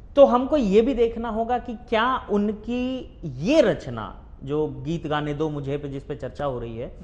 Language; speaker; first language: Hindi; native; Hindi